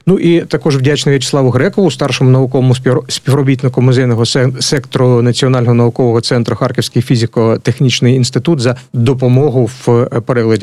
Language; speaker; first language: Ukrainian; native; Ukrainian